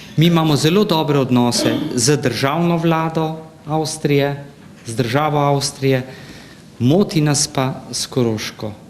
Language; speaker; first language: Slovenian; native; Slovenian